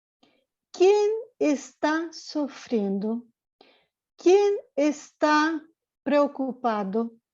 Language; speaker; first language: Spanish; non-native, learner; Portuguese